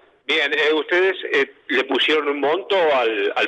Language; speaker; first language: Spanish; native; Spanish